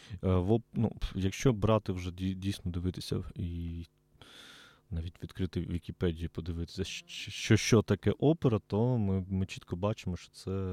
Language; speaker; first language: Ukrainian; native; Ukrainian